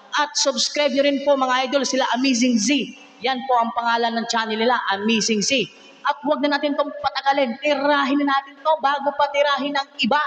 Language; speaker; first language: Filipino; non-native, local second language; Cebuano